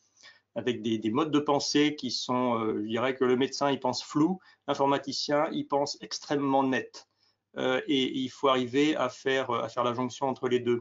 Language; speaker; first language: French; native; French